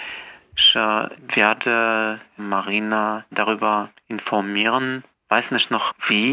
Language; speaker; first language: German; non-native, fluent; Belarusian